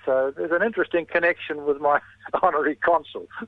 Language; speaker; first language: English; early bilingual, other home language; Estonian